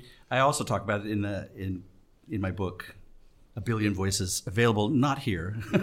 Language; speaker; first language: English; native; English